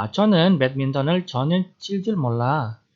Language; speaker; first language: Korean; non-native, fluent; Indonesian